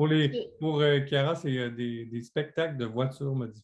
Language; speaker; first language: French; native; French